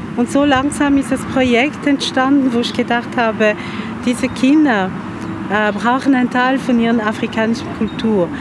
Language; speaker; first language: German; non-native, fluent; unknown